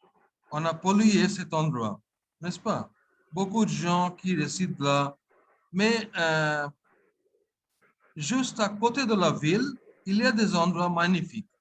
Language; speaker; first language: French; non-native, fluent; Bangla